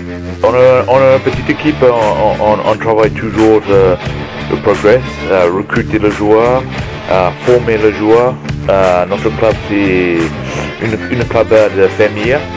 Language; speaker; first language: French; non-native, learner; English